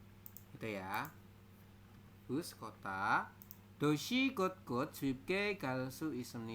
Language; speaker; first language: Korean; non-native, fluent; Indonesian